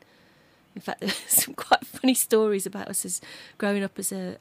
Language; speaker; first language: English; native; English